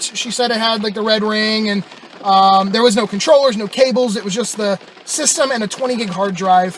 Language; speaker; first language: English; native; English